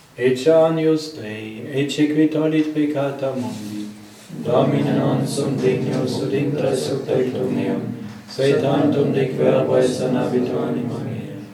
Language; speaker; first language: Lithuanian; non-native, fluent; German